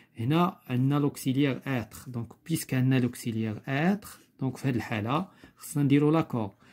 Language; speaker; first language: French; non-native, local second language; Arabic